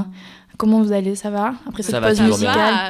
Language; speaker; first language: French; native; French